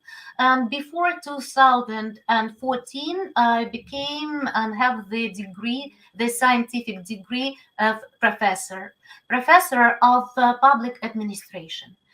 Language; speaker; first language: English; non-native, learner; Ukrainian